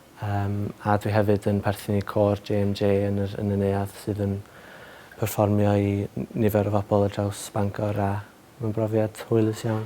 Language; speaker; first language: Welsh; native; Welsh